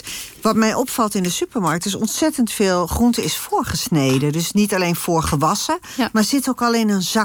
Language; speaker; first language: Dutch; native; Dutch